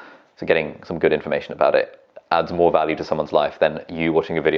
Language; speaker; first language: English; native; English